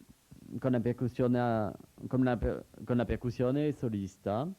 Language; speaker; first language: Italian; non-native, learner; French